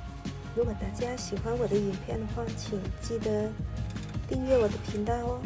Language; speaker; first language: Chinese; native; Chinese